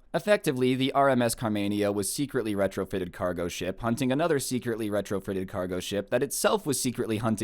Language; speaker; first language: English; native; English